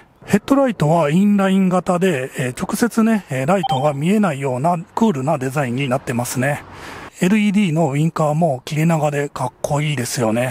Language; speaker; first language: Japanese; native; Japanese